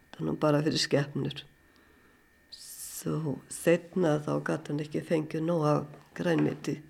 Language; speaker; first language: Icelandic; non-native, fluent; German